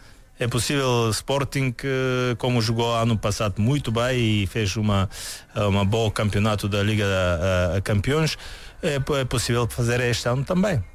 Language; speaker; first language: Portuguese; non-native, learner; Bulgarian